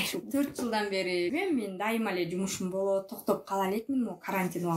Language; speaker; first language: Kyrgyz; native; Kyrgyz